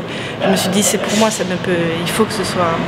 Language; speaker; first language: French; native; French